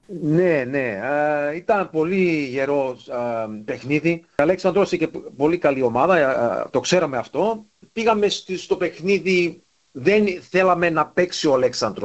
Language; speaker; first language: Greek; early bilingual, heritage; Greek